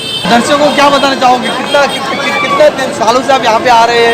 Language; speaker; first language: Hindi; native; Hindi